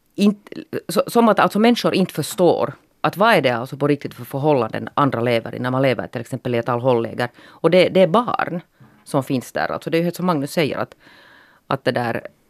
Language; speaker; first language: Swedish; native; Swedish